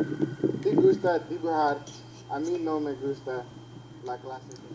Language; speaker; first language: Spanish; non-native, learner; English